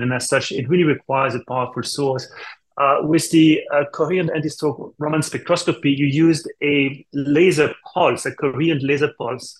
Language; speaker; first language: English; non-native, fluent; French